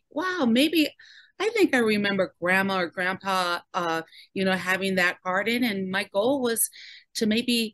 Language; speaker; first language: English; native; English